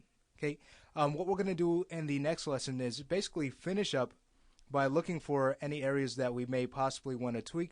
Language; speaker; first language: English; native; English